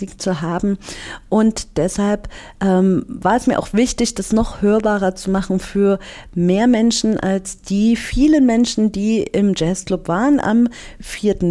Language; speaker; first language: German; native; German